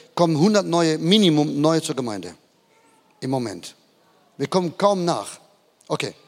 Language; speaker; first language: German; native; German